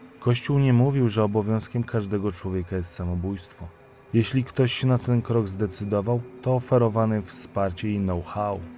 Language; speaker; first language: Polish; native; Polish